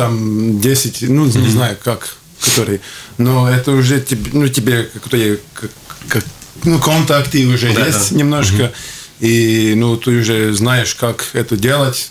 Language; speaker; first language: Russian; non-native, local second language; Latvian